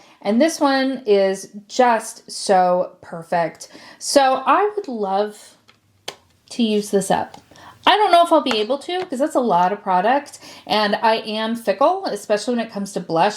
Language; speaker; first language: English; native; English